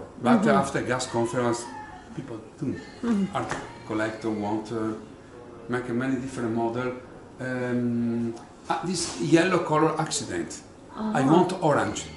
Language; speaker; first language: English; non-native, learner; Italian